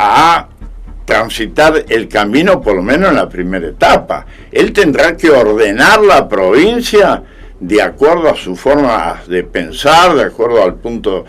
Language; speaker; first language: Spanish; native; Spanish